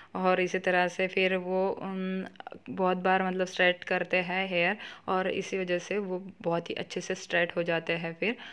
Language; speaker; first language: Hindi; non-native, local second language; Marathi